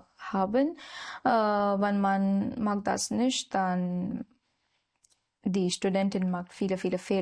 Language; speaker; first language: German; non-native, learner; Marathi